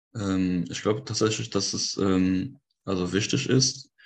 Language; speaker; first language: German; non-native, fluent; French